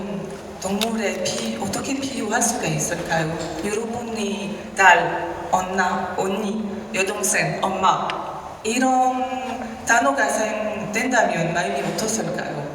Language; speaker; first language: Korean; non-native, learner; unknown